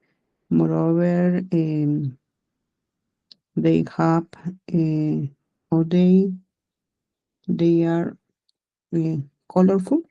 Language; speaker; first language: English; non-native, learner; Spanish